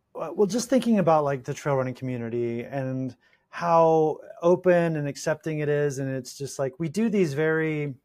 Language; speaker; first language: English; native; English